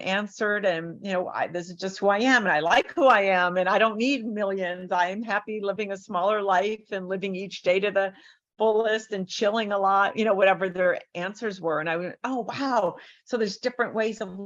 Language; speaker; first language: English; native; English